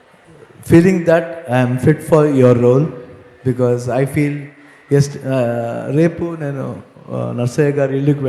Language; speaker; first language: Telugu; non-native, learner; Kannada